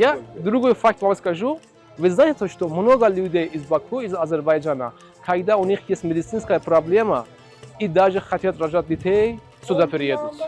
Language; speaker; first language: Russian; non-native, fluent; Azerbaijani